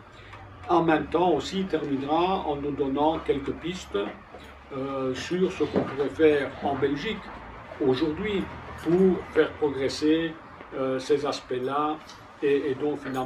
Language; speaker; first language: French; native; French